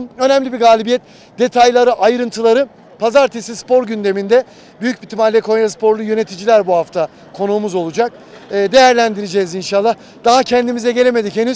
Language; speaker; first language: Turkish; native; Turkish